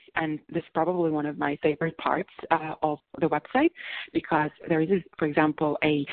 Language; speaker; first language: English; non-native, fluent; Russian